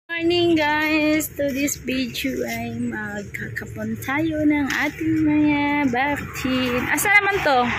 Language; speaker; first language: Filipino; non-native, local second language; Cebuano